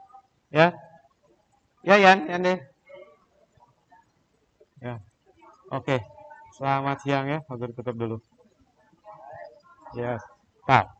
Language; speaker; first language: Indonesian; native; Indonesian